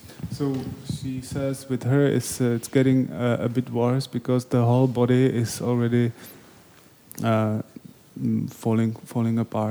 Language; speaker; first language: English; non-native, fluent; Czech